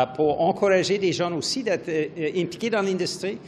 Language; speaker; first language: French; non-native, fluent; English